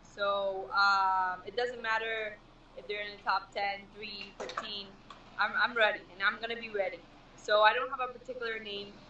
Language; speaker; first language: English; non-native, fluent; Spanish